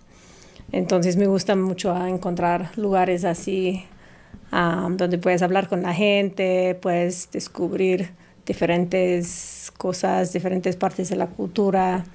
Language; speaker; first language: Spanish; non-native, fluent; English